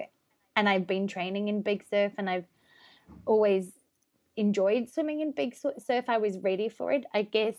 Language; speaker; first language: English; native; English